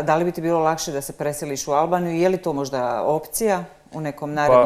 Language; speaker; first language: Serbian; native; Serbian